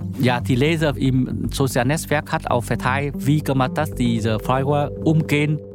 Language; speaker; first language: German; non-native, learner; Vietnamese